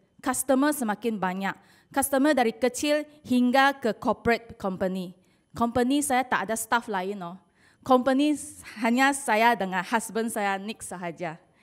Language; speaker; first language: Malay; non-native, local second language; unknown